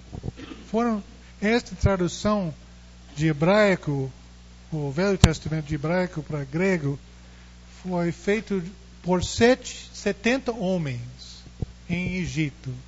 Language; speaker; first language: Portuguese; non-native, fluent; English